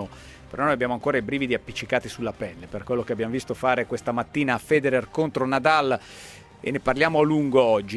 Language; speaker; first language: Italian; native; Italian